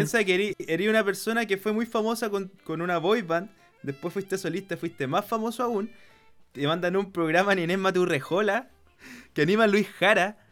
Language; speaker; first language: Spanish; native; Spanish